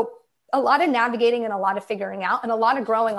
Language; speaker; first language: English; native; English